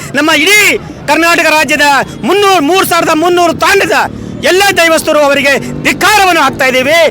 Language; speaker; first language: Kannada; non-native, local second language; Lambadi